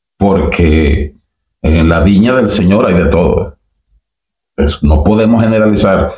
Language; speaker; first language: Spanish; native; Spanish